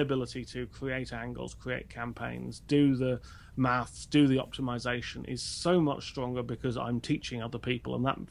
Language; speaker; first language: English; native; English